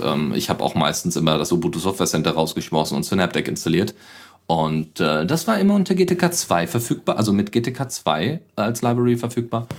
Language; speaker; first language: German; native; German